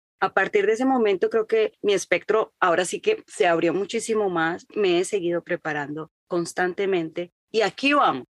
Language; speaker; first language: Spanish; native; Spanish